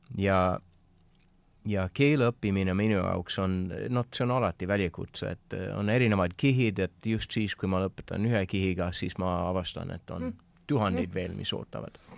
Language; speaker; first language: Estonian; non-native, fluent; English